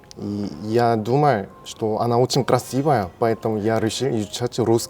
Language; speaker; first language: Russian; non-native, learner; Korean